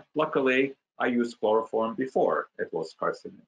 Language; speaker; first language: English; non-native, fluent; Hungarian